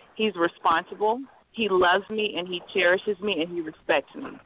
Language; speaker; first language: English; native; English